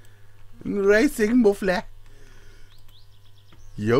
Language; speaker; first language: German; native; German